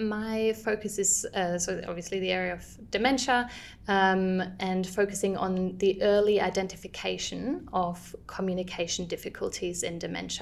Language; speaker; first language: English; non-native, fluent; German